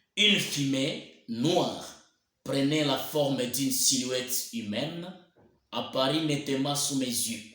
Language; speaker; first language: French; non-native, local second language; Swahili